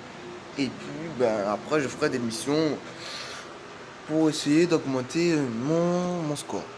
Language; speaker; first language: French; native; French